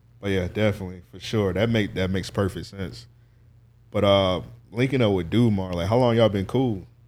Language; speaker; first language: English; native; English